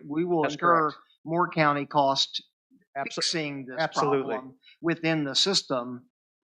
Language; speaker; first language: English; native; English